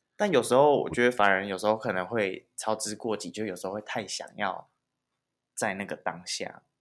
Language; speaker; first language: Chinese; non-native, local second language; Min Nan Chinese